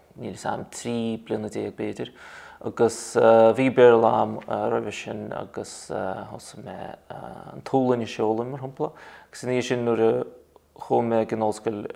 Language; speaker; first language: Irish; non-native, fluent; Russian